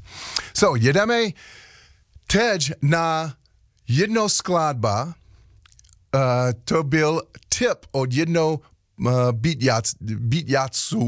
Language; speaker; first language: Czech; non-native, learner; English